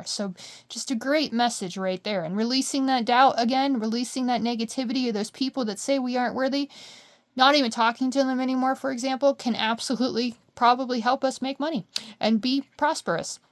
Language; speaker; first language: English; native; English